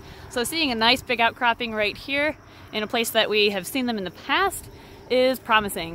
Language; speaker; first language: English; native; English